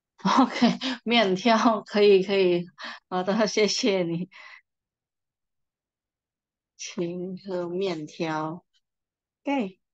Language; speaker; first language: Chinese; non-native, fluent; Indonesian